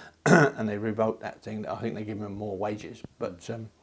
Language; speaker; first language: English; native; English